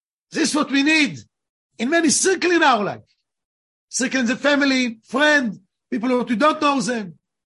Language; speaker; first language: English; non-native, fluent; Hebrew